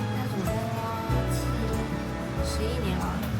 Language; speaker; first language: Chinese; non-native, fluent; Vietnamese